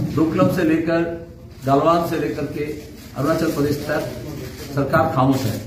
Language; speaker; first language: Hindi; non-native, local second language; Bangla